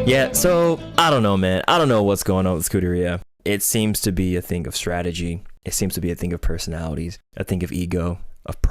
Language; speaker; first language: English; native; English